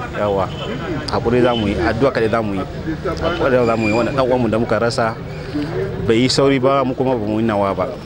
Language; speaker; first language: Hausa; non-native, local second language; Fula